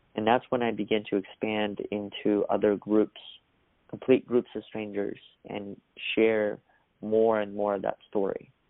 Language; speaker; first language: English; early bilingual, other home language; Russian